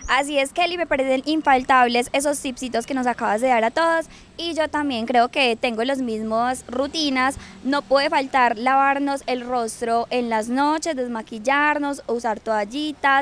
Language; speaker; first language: Spanish; native; Spanish